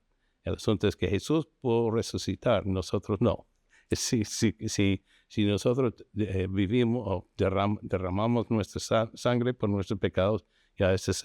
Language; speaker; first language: Spanish; non-native, fluent; English